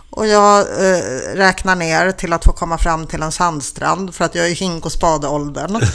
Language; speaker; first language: Swedish; early bilingual, other home language; Polish